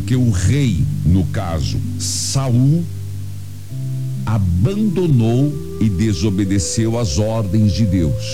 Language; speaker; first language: Portuguese; native; Portuguese